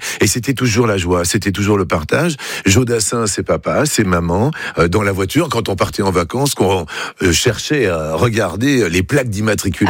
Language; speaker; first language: French; native; French